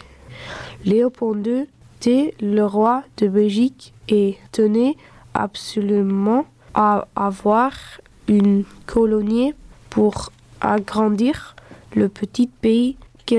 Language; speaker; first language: French; early bilingual, other home language; Dutch